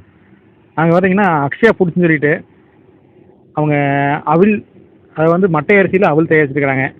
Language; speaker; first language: Tamil; native; Tamil